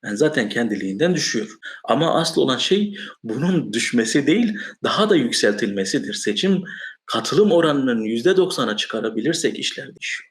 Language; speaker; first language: Turkish; non-native, local second language; Kurdish